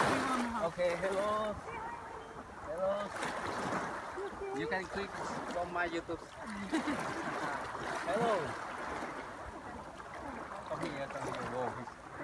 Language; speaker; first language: English; non-native, learner; Vietnamese